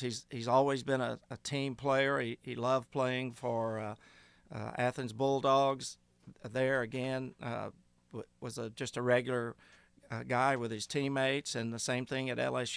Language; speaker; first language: English; native; English